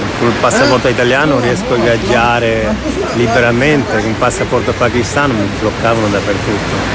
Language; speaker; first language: Italian; non-native, fluent; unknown